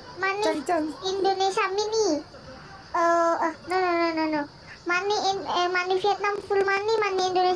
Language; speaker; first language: English; non-native, learner; Vietnamese